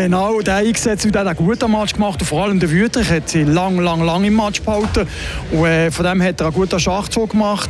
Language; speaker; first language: German; native; German